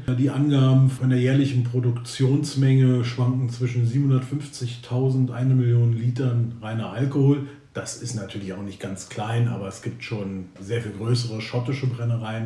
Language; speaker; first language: German; native; German